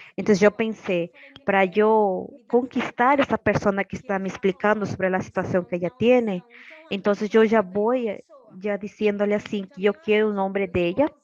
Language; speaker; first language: Spanish; non-native, learner; Portuguese